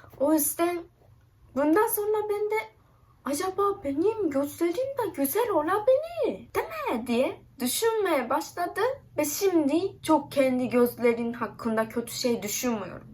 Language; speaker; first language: Turkish; non-native, learner; Japanese